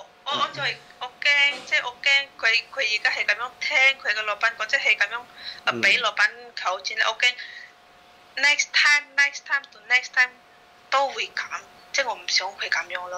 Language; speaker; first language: Cantonese; non-native, fluent; Indonesian